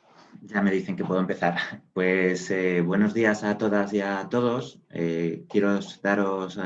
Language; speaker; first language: Spanish; native; Spanish